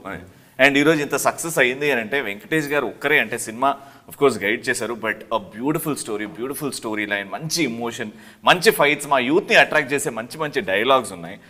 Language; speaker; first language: Telugu; native; Telugu